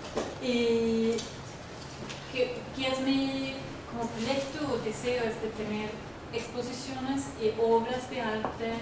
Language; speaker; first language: Spanish; non-native, learner; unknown